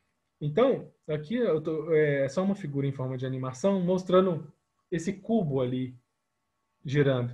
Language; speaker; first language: Portuguese; native; Portuguese